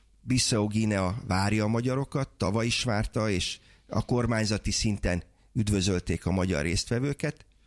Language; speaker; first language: Hungarian; native; Hungarian